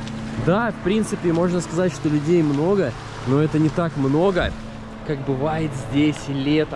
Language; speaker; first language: Russian; native; Russian